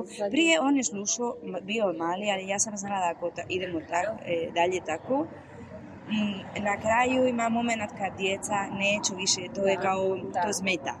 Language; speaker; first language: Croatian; non-native, learner; Spanish